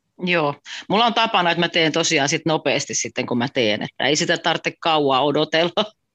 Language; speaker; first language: Finnish; native; Finnish